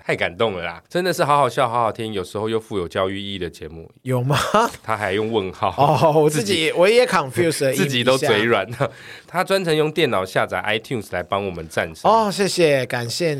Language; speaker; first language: Chinese; native; Chinese